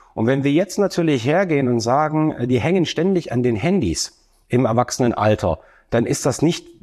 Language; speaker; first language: German; native; German